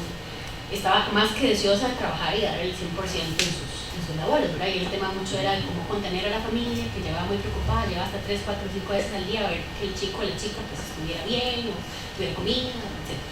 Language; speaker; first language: Spanish; native; Spanish